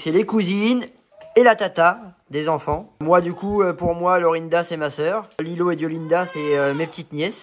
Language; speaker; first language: French; native; French